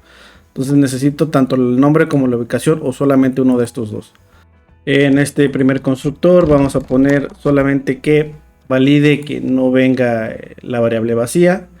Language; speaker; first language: Spanish; native; Spanish